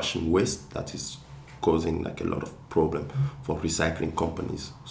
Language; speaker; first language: English; non-native, fluent; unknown